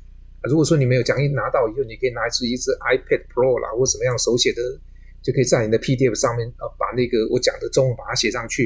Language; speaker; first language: Chinese; native; Chinese